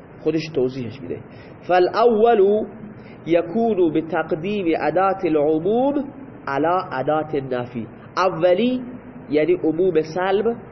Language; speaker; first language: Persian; non-native, local second language; Baluchi